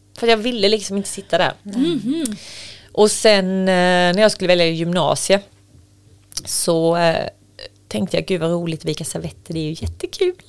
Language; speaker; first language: Swedish; native; Swedish